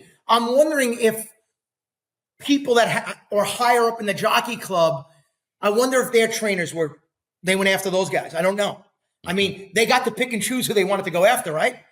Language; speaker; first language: English; native; English